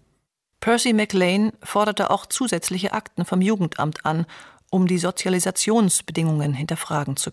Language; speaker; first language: German; native; German